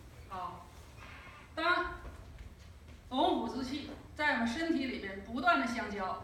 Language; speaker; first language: Chinese; native; Chinese